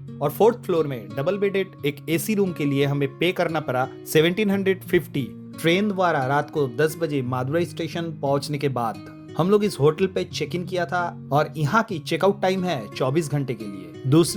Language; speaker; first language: Hindi; non-native, local second language; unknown